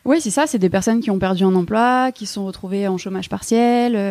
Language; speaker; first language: French; native; French